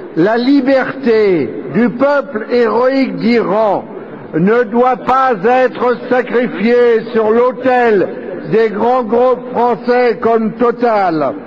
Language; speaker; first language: French; native; French